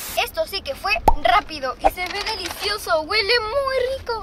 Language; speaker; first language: Spanish; native; Spanish